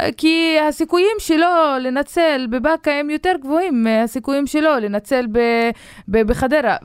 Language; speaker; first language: Hebrew; non-native, local second language; Arabic